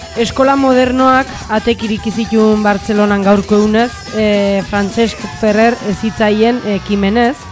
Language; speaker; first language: Basque; native; Basque